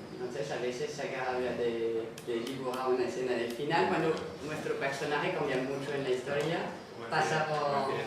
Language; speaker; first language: Spanish; non-native, fluent; French